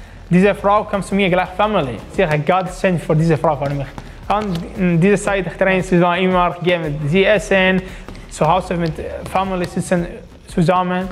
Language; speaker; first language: German; non-native, local second language; Arabic